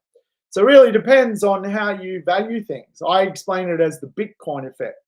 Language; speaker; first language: English; native; English